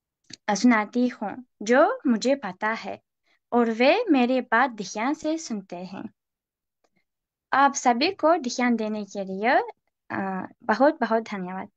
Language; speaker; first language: Hindi; non-native, fluent; Uzbek